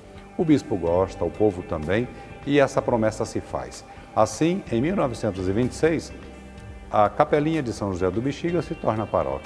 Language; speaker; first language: Portuguese; native; Portuguese